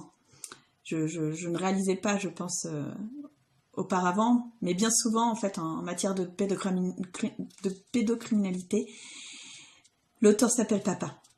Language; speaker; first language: French; native; French